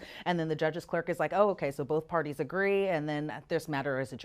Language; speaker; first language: English; native; English